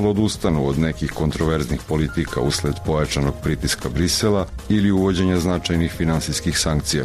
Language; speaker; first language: Croatian; native; Croatian